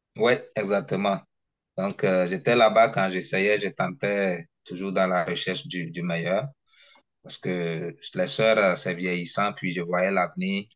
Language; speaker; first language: French; non-native, local second language; Ewe